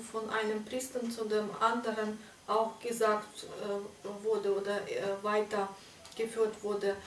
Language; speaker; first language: German; non-native, fluent; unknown